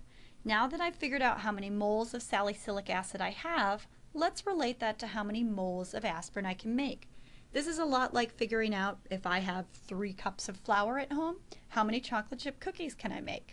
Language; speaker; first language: English; native; English